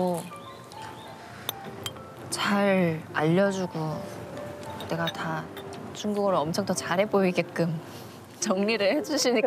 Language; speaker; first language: Korean; native; Korean